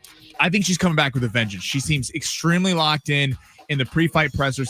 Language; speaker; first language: English; native; English